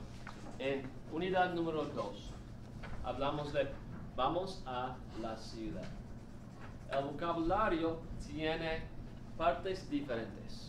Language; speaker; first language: Spanish; non-native, fluent; English